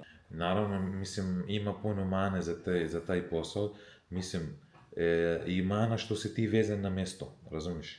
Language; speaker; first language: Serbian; non-native, learner; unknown